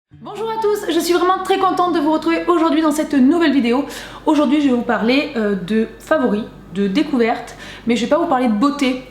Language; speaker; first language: French; native; French